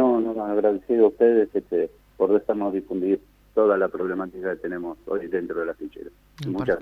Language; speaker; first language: Spanish; native; Spanish